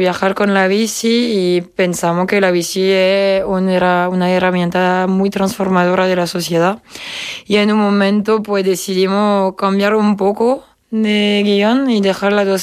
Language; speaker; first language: Spanish; non-native, fluent; French